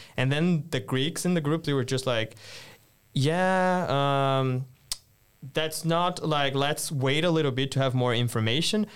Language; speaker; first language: English; non-native, fluent; Portuguese